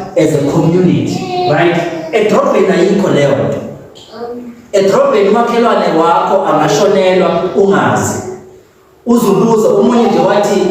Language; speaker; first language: Zulu; non-native, local second language; South Ndebele